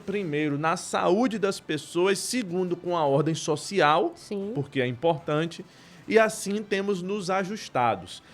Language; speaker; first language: Portuguese; native; Portuguese